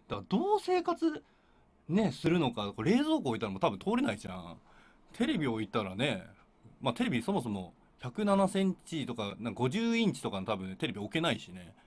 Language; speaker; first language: Japanese; native; Japanese